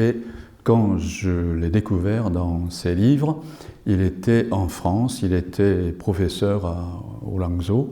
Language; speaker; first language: French; non-native, fluent; Japanese